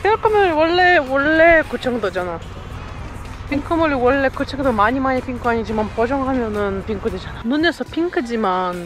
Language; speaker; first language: Korean; non-native, fluent; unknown